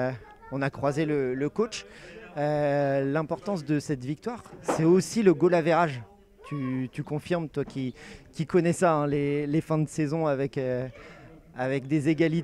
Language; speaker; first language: French; native; French